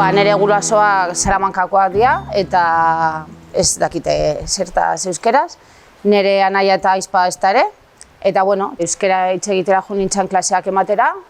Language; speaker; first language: Basque; non-native, local second language; Spanish